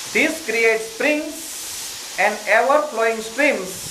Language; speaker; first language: English; non-native, local second language; Gujarati